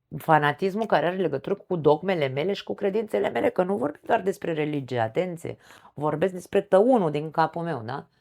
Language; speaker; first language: Romanian; native; Romanian